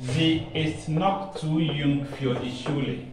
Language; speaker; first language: German; non-native, learner; Akan